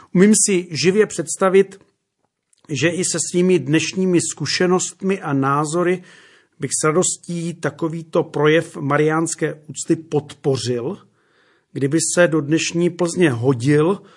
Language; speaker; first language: Czech; native; Czech